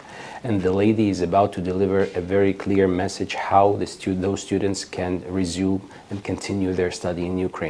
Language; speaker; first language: English; non-native, fluent; Ukrainian